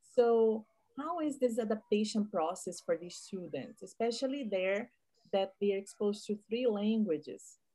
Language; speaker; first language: English; non-native, fluent; Portuguese